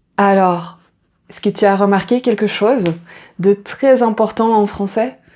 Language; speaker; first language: French; native; French